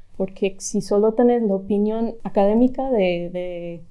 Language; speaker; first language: Spanish; non-native, fluent; English